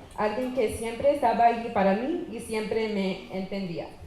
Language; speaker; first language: Spanish; early bilingual, other home language; English